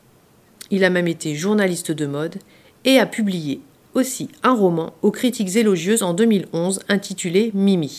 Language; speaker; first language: French; native; French